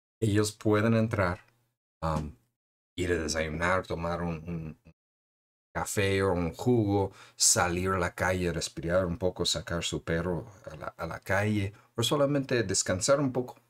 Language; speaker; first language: Spanish; non-native, fluent; English